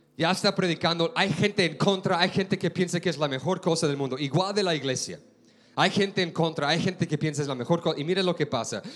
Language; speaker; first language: Spanish; non-native, fluent; English